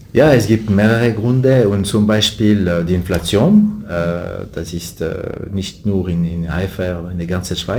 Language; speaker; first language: German; non-native, learner; French